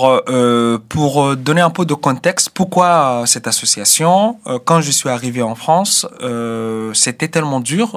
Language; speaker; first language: French; non-native, fluent; Arabic